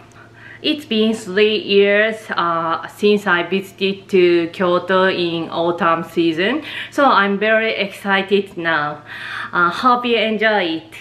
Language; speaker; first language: English; non-native, fluent; Japanese